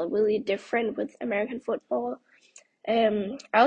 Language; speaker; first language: English; non-native, fluent; Danish